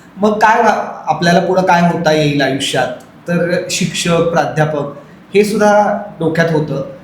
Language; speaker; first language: Marathi; native; Marathi